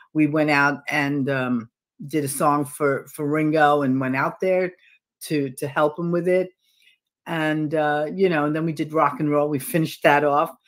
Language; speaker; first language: English; native; English